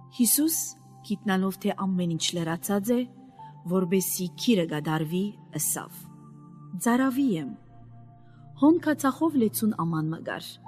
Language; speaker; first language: Armenian; native; Armenian